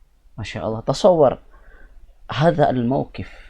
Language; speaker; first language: Arabic; non-native, fluent; Indonesian